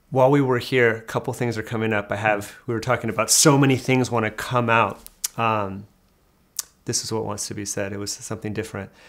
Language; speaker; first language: English; native; English